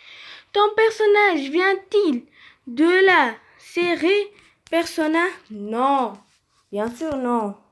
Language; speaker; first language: French; non-native, learner; Arabic